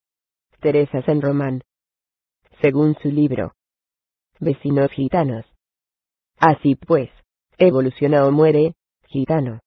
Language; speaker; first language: Spanish; native; Spanish